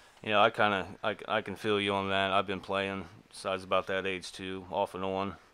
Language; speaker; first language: English; native; English